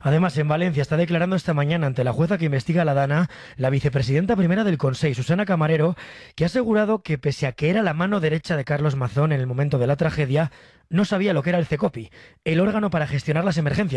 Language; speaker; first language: Spanish; native; Spanish